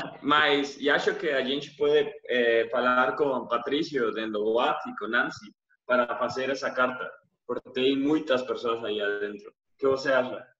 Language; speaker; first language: Portuguese; non-native, learner; Spanish